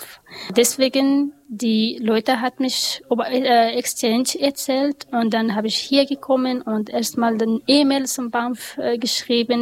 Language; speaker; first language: German; non-native, learner; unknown